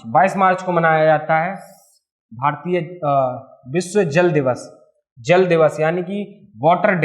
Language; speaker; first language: Hindi; native; Hindi